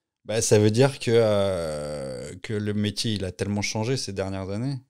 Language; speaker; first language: French; native; French